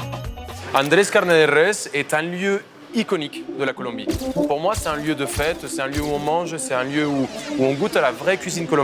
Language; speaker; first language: French; non-native, fluent; Spanish